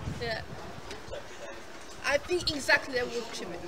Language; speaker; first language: English; non-native, fluent; Polish